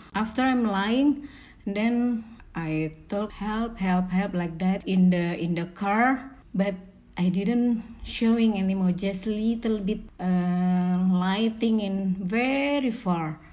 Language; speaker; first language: English; non-native, learner; Indonesian